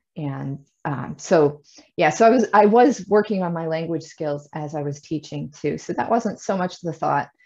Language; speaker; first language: English; native; English